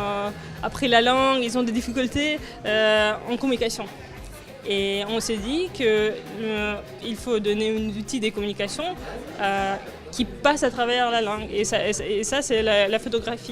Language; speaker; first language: French; non-native, learner; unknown